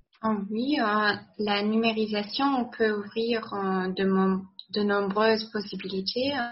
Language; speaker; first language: French; non-native, fluent; German